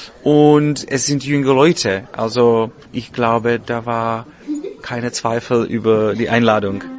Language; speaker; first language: German; non-native, learner; Czech